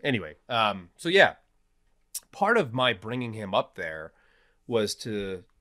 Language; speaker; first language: English; native; English